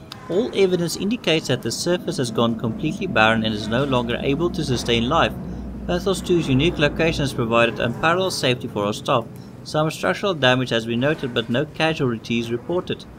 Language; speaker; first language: English; non-native, local second language; Afrikaans